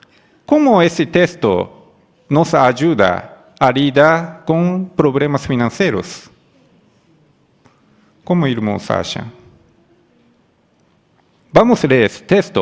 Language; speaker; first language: Portuguese; non-native, fluent; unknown